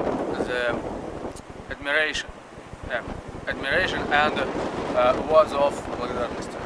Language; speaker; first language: English; non-native, learner; Russian